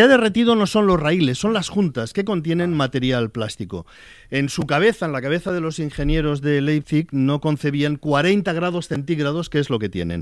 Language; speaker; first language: Spanish; native; Spanish